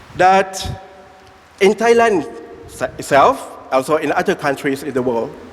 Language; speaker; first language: English; non-native, fluent; Thai